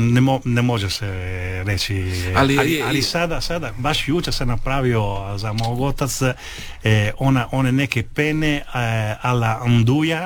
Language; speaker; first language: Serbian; early bilingual, heritage; Italian